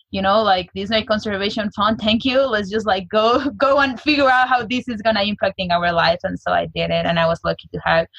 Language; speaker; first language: English; non-native, fluent; Spanish